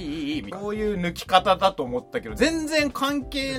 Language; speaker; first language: Japanese; native; Japanese